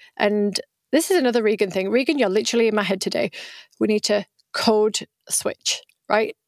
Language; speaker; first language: English; native; English